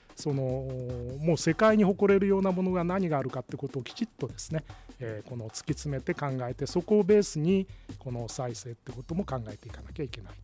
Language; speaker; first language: Japanese; native; Japanese